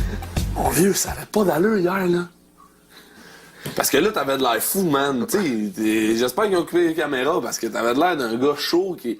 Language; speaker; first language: French; native; French